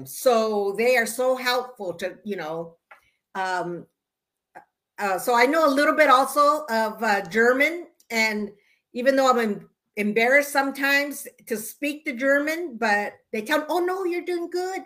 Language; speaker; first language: English; early bilingual, other home language; Spanish